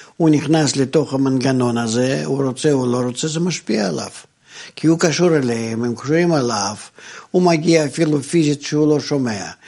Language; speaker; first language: Hebrew; non-native, fluent; Russian